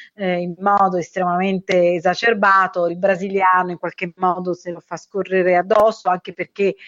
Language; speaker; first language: Italian; native; Italian